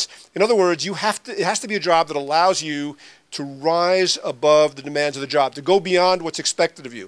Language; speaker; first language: English; native; English